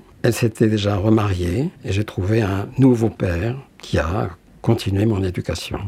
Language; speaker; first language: French; early bilingual, other home language; Polish